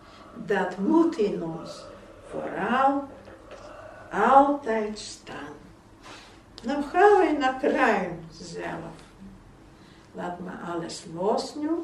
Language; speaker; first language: Dutch; non-native, fluent; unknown